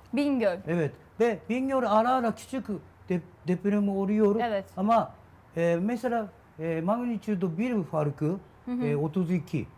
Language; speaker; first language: Turkish; non-native, learner; Japanese